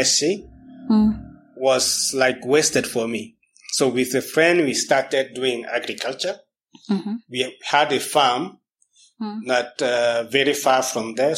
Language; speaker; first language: English; non-native, local second language; French